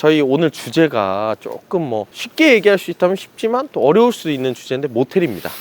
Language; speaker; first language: Korean; native; Korean